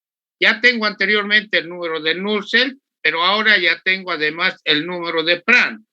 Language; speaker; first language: Spanish; native; Spanish